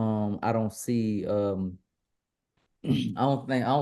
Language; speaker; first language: English; native; English